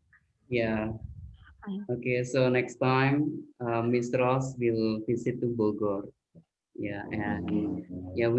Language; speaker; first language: English; non-native, fluent; Indonesian